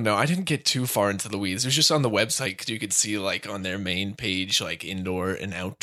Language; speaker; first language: English; native; English